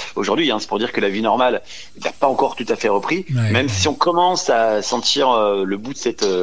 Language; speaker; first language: French; native; French